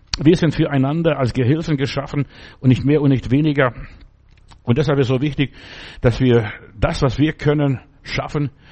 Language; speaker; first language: German; early bilingual, other home language; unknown